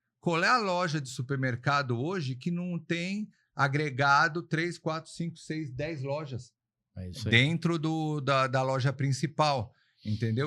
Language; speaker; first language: Portuguese; native; Portuguese